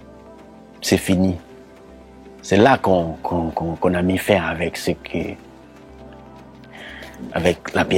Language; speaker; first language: French; non-native, local second language; Haitian Creole